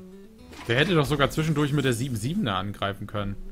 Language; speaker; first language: German; native; German